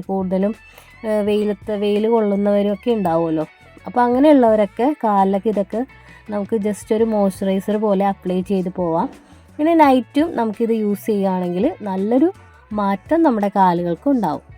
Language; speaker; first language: Malayalam; native; Malayalam